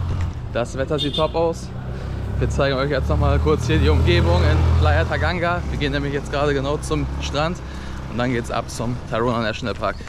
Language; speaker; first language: German; native; German